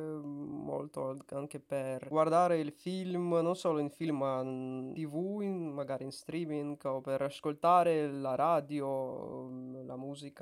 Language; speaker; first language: Italian; non-native, learner; Russian